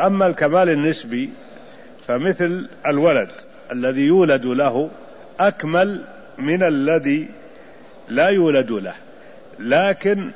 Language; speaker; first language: Arabic; native; Arabic